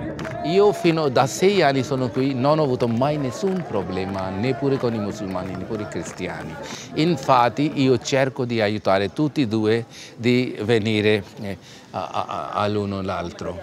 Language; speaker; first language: Italian; non-native, learner; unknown